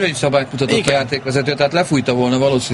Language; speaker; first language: Hungarian; native; Hungarian